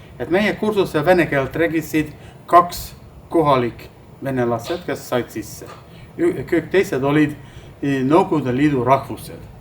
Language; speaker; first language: Estonian; non-native, fluent; Hungarian